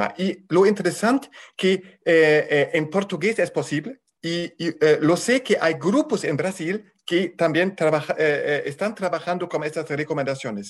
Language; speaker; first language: Spanish; non-native, fluent; German